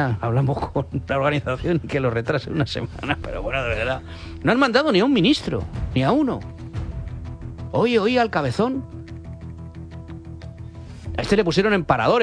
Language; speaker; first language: Spanish; native; Spanish